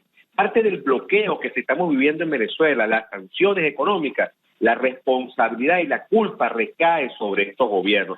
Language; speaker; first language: Spanish; native; Spanish